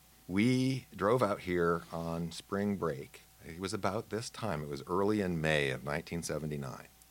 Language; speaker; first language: English; native; English